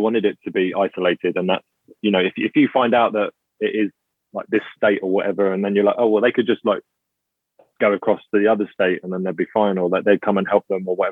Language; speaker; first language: English; native; English